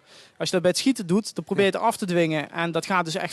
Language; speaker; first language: Dutch; native; Dutch